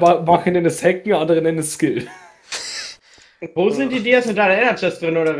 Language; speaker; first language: German; native; German